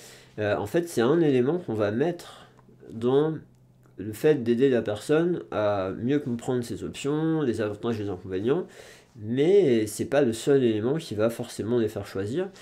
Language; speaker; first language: French; native; French